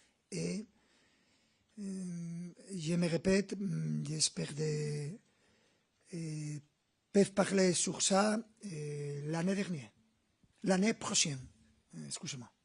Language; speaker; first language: French; non-native, fluent; Spanish